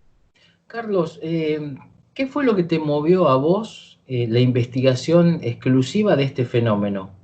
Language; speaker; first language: Spanish; native; Spanish